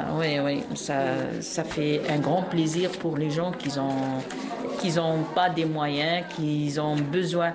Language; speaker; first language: French; non-native, local second language; Arabic